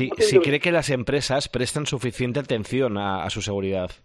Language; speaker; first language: Spanish; native; Spanish